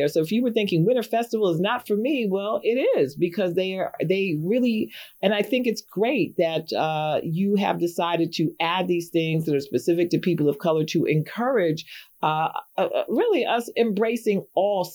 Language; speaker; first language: English; native; English